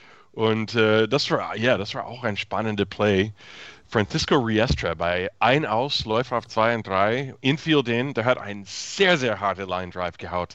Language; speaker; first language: German; non-native, fluent; English